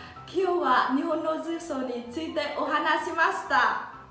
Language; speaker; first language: Japanese; non-native, fluent; Vietnamese